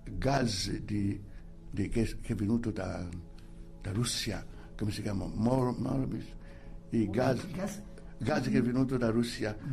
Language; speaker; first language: Italian; non-native, fluent; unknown